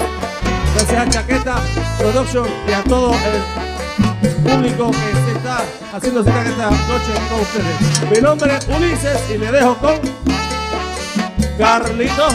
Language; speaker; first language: Spanish; native; Spanish